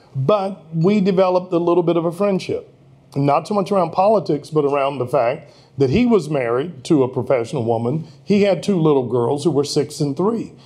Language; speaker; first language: English; native; English